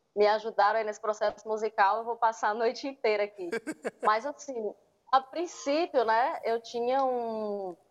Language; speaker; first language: Portuguese; native; Portuguese